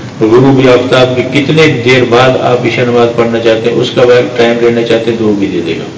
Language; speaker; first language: Urdu; non-native, local second language; Pashto